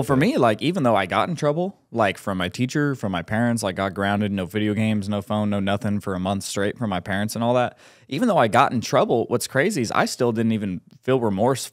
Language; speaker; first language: English; native; English